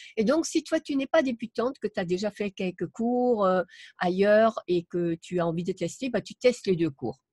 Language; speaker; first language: French; non-native, fluent; German